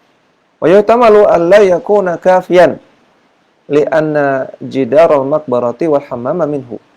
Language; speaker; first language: Arabic; non-native, fluent; Indonesian